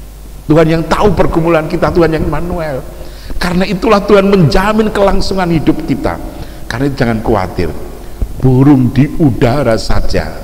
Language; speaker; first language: Indonesian; native; Indonesian